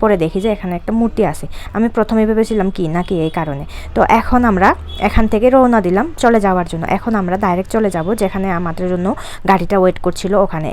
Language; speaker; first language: Bangla; non-native, local second language; Chakma